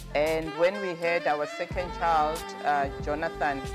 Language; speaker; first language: English; non-native, local second language; Venda